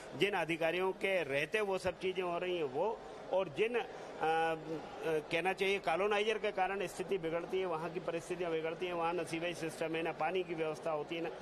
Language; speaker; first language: Hindi; native; Hindi